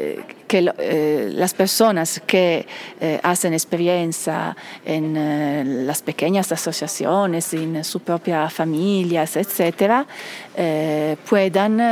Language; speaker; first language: Spanish; non-native, fluent; Italian